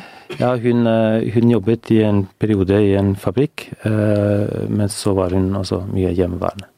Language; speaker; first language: Norwegian; non-native, fluent; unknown